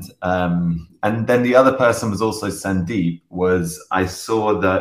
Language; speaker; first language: English; native; English